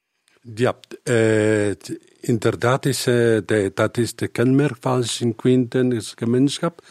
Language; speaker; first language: Dutch; non-native, learner; Spanish